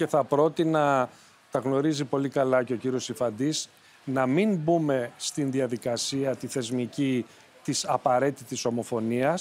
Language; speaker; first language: Greek; native; Greek